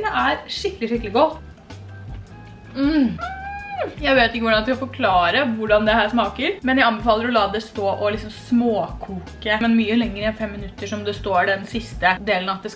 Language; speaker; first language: Norwegian; native; Norwegian